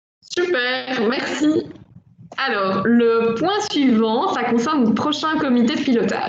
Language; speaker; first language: French; native; French